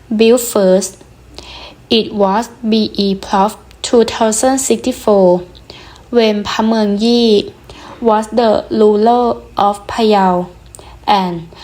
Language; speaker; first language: English; non-native, learner; Thai